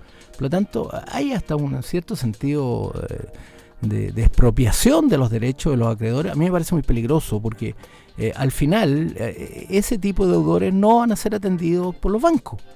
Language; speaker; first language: Spanish; native; Spanish